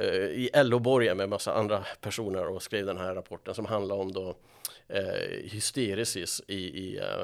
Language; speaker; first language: Swedish; native; Swedish